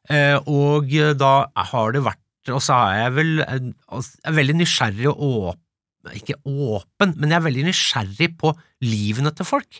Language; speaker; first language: Norwegian; early bilingual, other home language; English